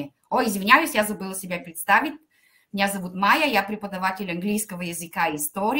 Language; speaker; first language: Russian; non-native, fluent; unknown